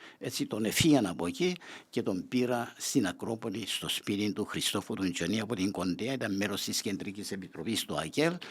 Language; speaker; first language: Greek; non-native, local second language; Turkish